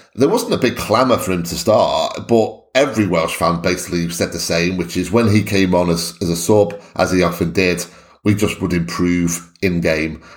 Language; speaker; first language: English; native; English